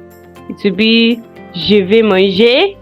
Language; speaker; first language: French; non-native, learner; English